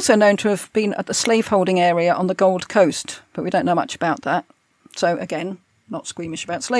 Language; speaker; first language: English; native; English